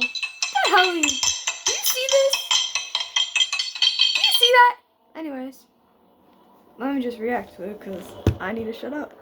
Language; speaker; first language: English; native; English